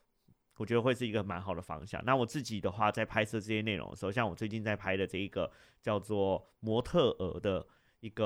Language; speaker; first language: Chinese; native; Chinese